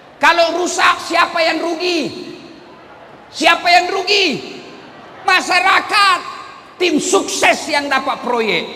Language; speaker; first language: Indonesian; non-native, local second language; Buginese